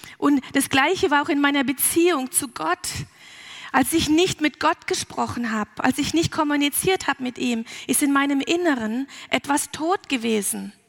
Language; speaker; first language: German; early bilingual, heritage; German